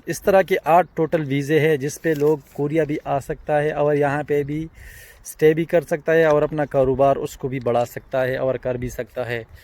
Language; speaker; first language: Urdu; non-native, local second language; Punjabi